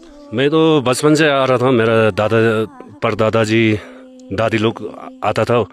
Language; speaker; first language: Hindi; non-native, local second language; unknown